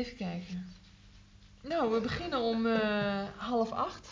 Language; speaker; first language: Dutch; native; Dutch